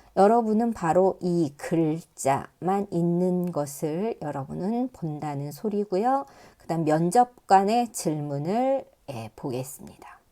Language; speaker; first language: Korean; native; Korean